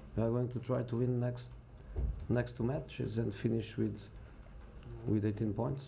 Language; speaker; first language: English; non-native, fluent; Portuguese